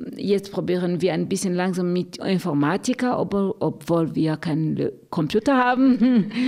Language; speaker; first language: German; non-native, fluent; Rundi